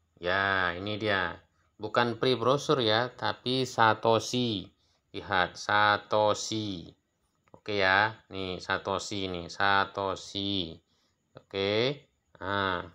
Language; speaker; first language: Indonesian; native; Indonesian